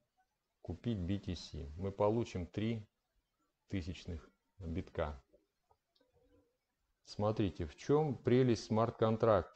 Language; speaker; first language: Russian; native; Russian